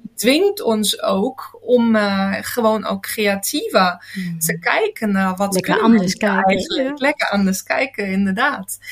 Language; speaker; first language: Dutch; non-native, fluent; German